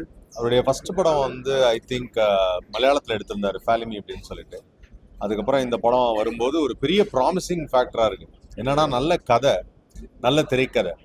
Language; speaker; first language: Tamil; native; Tamil